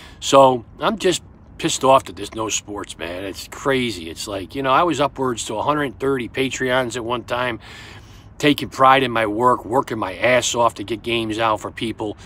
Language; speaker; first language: English; native; English